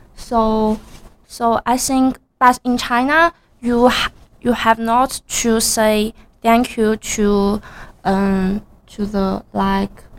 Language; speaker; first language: English; non-native, learner; Chinese